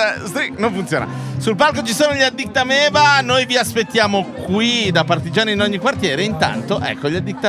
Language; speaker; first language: Italian; native; Italian